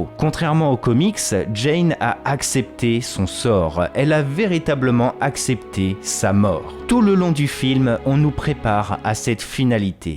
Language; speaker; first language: French; native; French